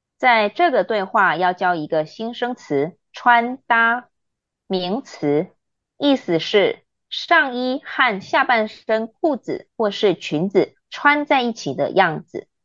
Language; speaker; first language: Chinese; native; Chinese